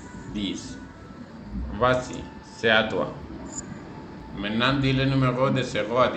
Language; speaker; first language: French; non-native, fluent; Spanish